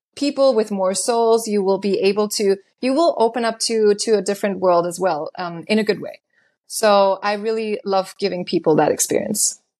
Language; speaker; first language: English; non-native, fluent; German